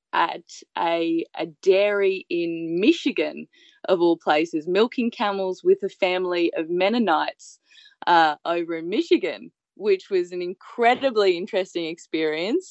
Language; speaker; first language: English; native; English